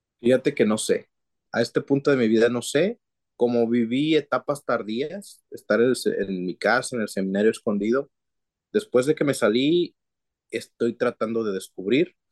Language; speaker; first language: Spanish; native; Spanish